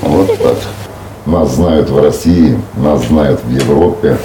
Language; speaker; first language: Russian; native; Russian